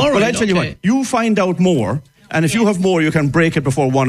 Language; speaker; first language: English; native; English